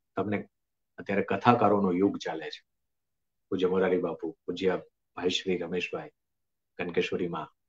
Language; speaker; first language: Gujarati; native; Gujarati